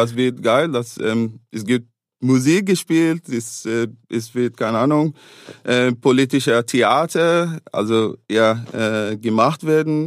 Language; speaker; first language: German; non-native, fluent; Arabic